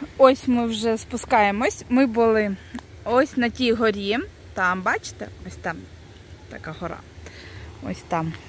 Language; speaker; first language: Ukrainian; non-native, local second language; Russian